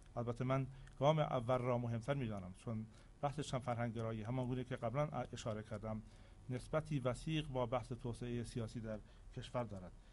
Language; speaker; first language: Persian; non-native, local second language; Central Kurdish